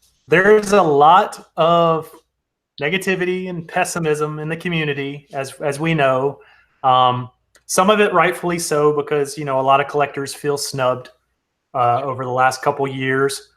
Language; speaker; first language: English; native; English